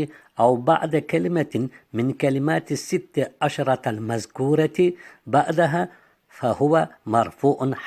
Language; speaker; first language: Arabic; non-native, fluent; Uzbek